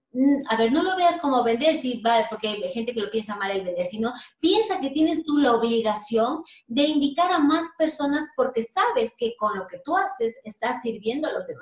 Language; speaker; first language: Spanish; native; Spanish